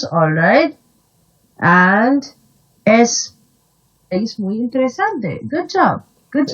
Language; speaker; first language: Spanish; non-native, fluent; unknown